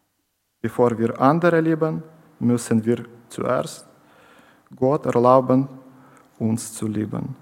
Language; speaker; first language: German; non-native, learner; Ukrainian